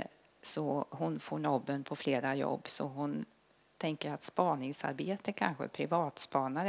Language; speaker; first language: Swedish; native; Swedish